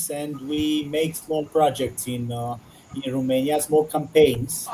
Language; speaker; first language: English; non-native, learner; Romanian